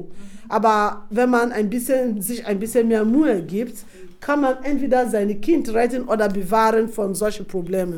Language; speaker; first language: German; non-native, fluent; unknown